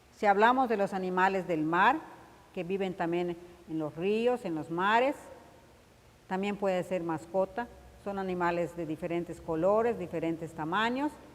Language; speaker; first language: Spanish; native; Spanish